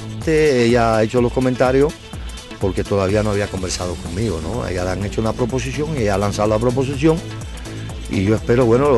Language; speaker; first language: Spanish; native; Spanish